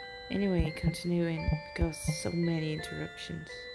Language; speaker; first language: English; non-native, learner; Portuguese